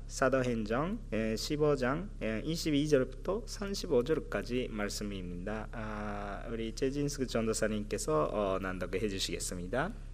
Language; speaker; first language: Korean; non-native, fluent; Japanese